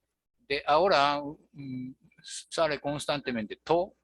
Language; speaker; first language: Spanish; non-native, fluent; Japanese